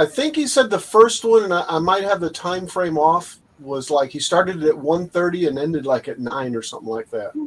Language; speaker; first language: English; native; English